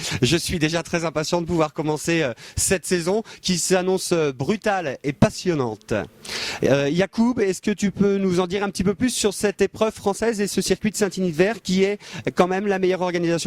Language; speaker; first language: French; native; French